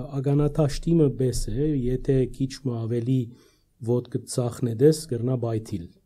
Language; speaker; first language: Armenian; early bilingual, heritage; Armenian